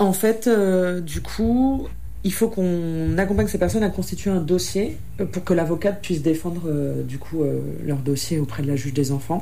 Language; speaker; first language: French; native; French